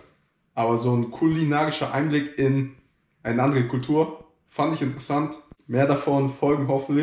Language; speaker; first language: German; native; German